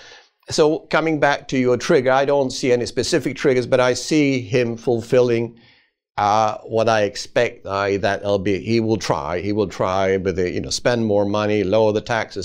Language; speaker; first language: English; non-native, fluent; Swedish